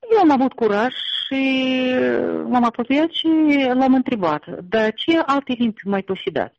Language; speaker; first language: Romanian; non-native, local second language; Russian